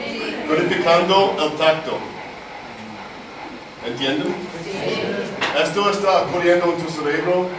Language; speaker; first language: Spanish; non-native, learner; English